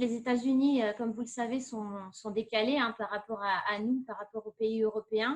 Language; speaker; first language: French; native; French